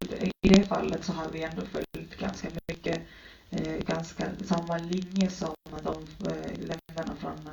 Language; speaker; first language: Swedish; early bilingual, other home language; Spanish